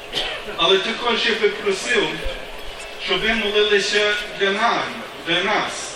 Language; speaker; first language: Ukrainian; non-native, learner; English